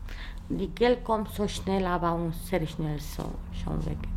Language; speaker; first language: German; non-native, learner; Romanian